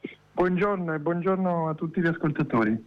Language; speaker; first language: Italian; native; Italian